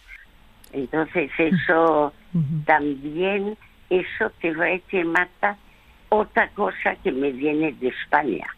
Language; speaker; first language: Spanish; early bilingual, other home language; French